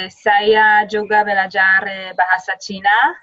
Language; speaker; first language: Indonesian; non-native, learner; Hebrew